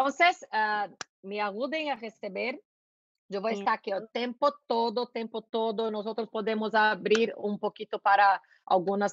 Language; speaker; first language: Spanish; non-native, learner; Portuguese